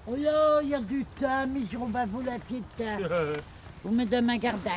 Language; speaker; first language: French; native; French